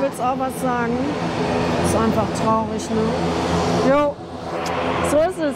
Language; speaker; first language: German; native; German